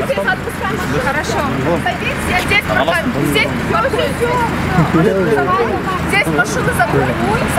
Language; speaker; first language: Russian; non-native, local second language; Kyrgyz